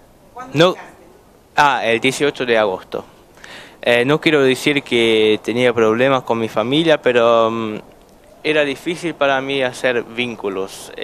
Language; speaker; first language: Spanish; non-native, fluent; German